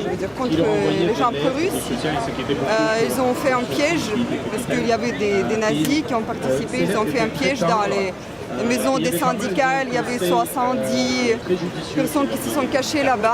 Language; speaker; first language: French; non-native, fluent; Russian